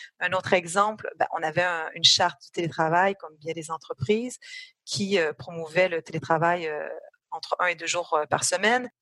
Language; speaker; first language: French; native; French